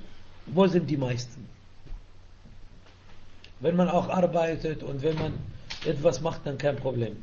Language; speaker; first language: German; non-native, fluent; Arabic